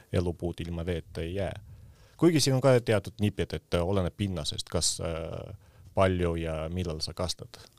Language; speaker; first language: Estonian; non-native, local second language; Russian